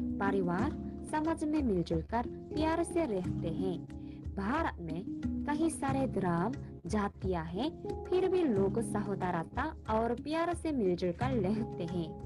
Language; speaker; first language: Hindi; non-native, learner; Korean